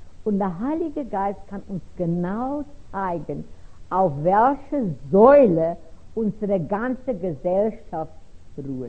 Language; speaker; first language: German; non-native, fluent; Afrikaans